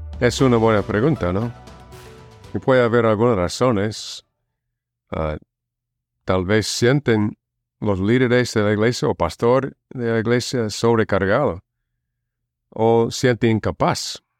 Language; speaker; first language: Spanish; non-native, fluent; English